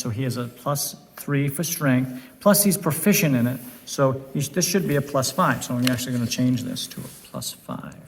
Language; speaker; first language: English; native; English